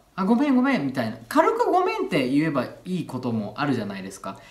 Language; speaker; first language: Japanese; native; Japanese